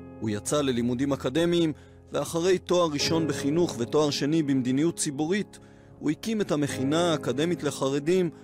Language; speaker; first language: Hebrew; native; Hebrew